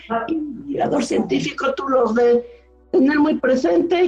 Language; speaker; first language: Spanish; native; Spanish